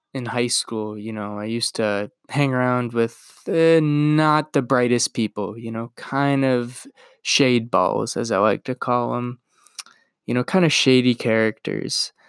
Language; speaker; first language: English; native; English